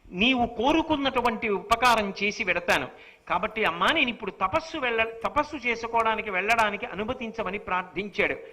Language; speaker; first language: Telugu; native; Telugu